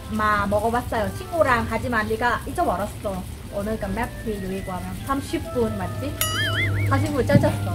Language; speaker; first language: Korean; non-native, learner; Vietnamese